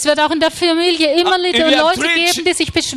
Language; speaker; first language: German; native; German